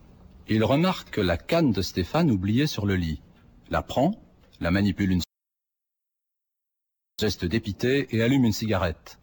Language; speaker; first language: French; native; French